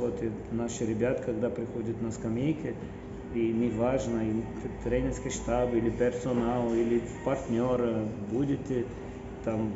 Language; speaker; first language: Russian; non-native, fluent; Portuguese